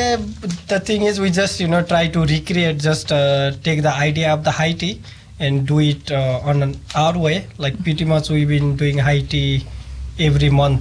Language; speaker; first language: English; non-native, local second language; Nepali